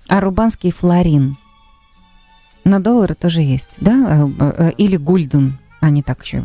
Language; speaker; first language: Russian; native; Russian